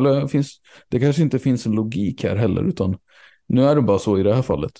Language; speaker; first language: Swedish; native; Swedish